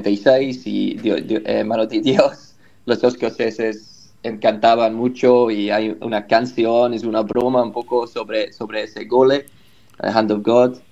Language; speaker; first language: Spanish; non-native, learner; English